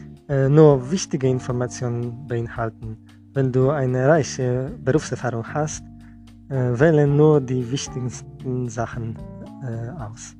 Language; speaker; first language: German; non-native, fluent; Polish